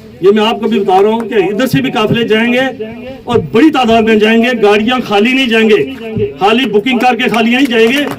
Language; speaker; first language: Urdu; non-native, local second language; Pahari-Potwari